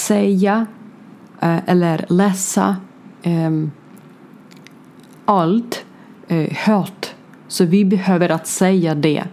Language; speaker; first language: Swedish; non-native, learner; Ukrainian